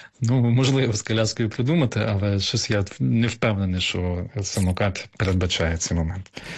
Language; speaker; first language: Ukrainian; native; Ukrainian